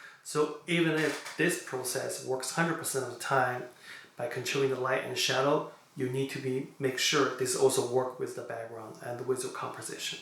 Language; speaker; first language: English; non-native, fluent; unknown